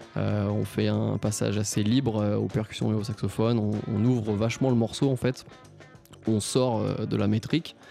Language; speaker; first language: French; native; French